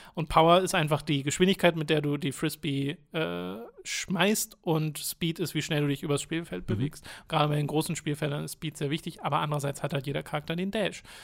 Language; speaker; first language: German; native; German